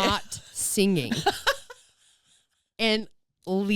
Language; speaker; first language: English; native; English